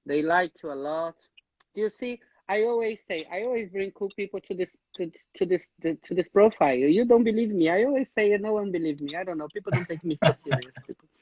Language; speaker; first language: English; non-native, fluent; Portuguese